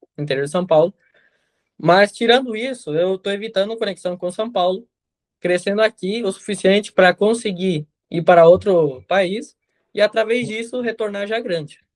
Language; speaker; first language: Portuguese; non-native, fluent; Spanish